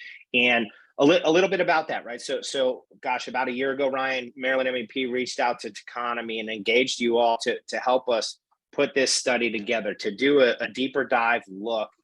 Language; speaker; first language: English; native; English